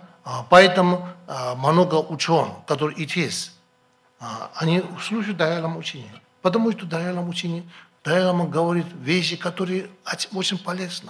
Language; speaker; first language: Russian; non-native, learner; Tibetan